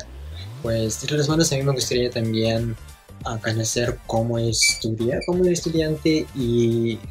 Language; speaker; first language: Spanish; non-native, fluent; Russian